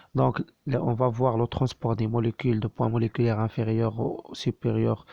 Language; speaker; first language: French; non-native, local second language; Arabic